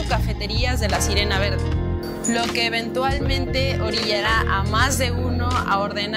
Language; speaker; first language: Spanish; native; Spanish